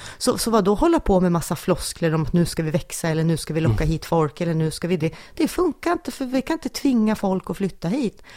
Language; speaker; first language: Swedish; native; Swedish